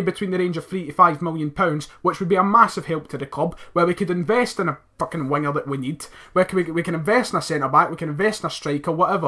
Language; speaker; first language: English; native; English